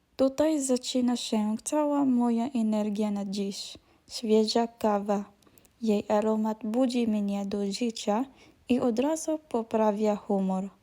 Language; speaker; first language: Polish; non-native, learner; Filipino